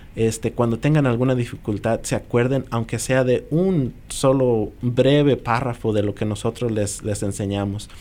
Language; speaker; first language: Spanish; native; Spanish